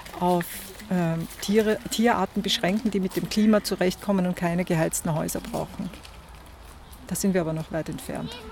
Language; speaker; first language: German; native; German